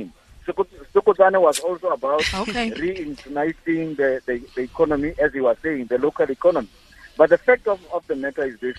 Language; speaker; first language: English; non-native, local second language; Tswana